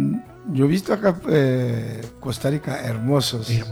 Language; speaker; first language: Spanish; non-native, learner; Korean